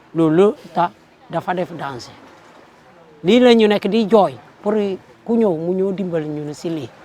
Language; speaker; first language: Wolof; non-native, local second language; Jola-Fonyi